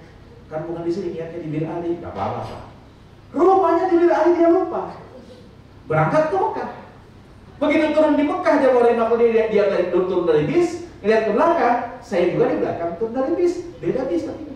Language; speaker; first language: Indonesian; native; Indonesian